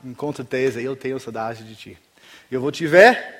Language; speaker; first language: Portuguese; non-native, learner; English